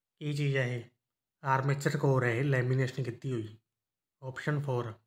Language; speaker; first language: Hindi; non-native, local second language; Punjabi